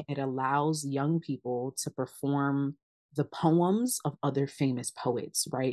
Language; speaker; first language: English; early bilingual, other home language; Akan